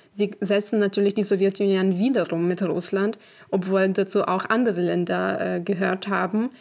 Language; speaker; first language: German; non-native, fluent; Ukrainian